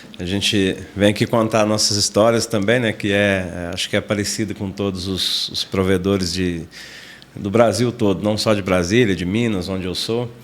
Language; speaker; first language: Portuguese; native; Portuguese